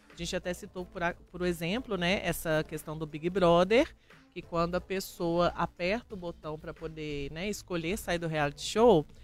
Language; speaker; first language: Portuguese; native; Portuguese